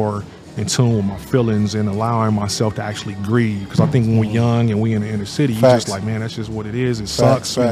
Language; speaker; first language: English; native; English